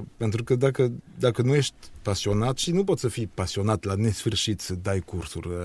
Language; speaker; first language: Romanian; non-native, fluent; French